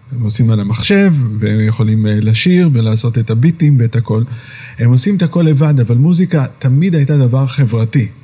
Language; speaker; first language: Hebrew; native; Hebrew